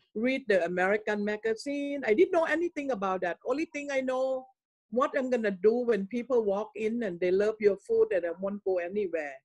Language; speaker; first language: English; non-native, learner; Thai